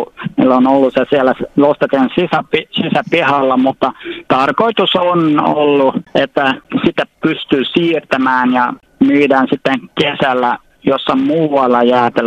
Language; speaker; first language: Finnish; non-native, local second language; Swedish